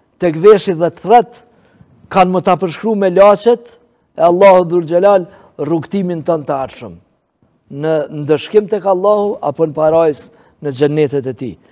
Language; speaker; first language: Albanian; native; Albanian